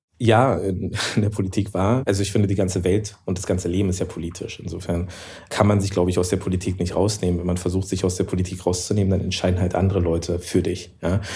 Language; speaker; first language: German; early bilingual, other home language; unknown